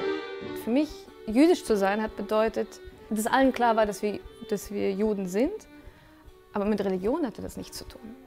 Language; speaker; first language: German; early bilingual, other home language; Russian